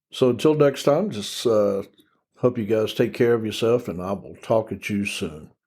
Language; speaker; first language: English; native; English